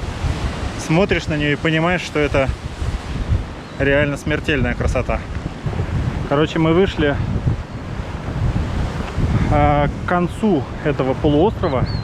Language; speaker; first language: Russian; native; Russian